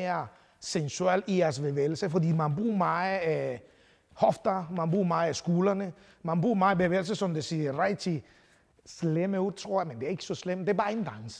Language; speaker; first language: Danish; non-native, fluent; Spanish